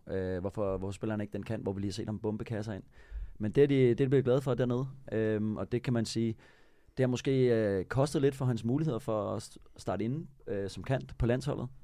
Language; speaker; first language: Danish; native; Danish